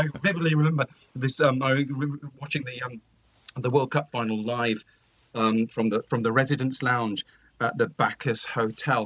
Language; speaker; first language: English; native; English